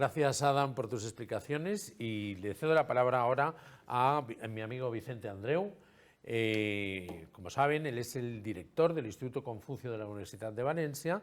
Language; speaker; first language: Spanish; native; Spanish